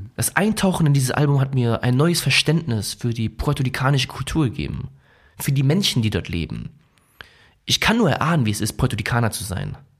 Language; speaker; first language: German; early bilingual, other home language; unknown